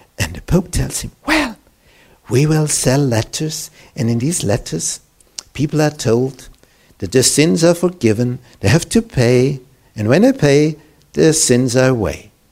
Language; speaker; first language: English; non-native, fluent; German